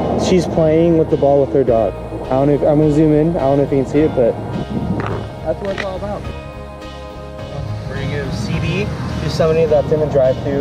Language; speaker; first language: English; early bilingual, other home language; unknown